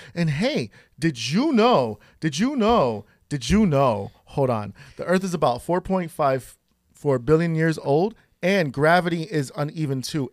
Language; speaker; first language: English; early bilingual, other home language; Spanish